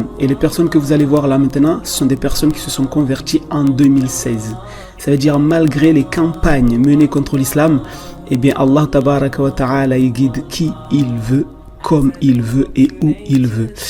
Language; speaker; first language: French; native; French